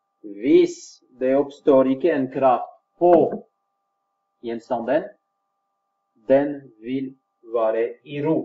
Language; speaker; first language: Norwegian; non-native, fluent; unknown